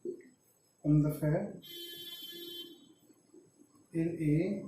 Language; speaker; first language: French; non-native, fluent; Hindi